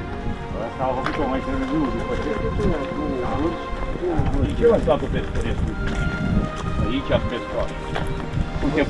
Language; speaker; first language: Romanian; native; Romanian